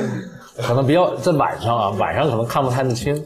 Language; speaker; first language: Chinese; native; Chinese